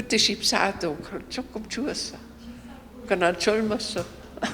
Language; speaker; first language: Korean; non-native, fluent; German